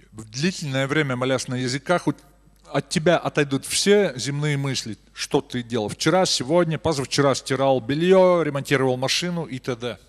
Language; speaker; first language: Russian; native; Russian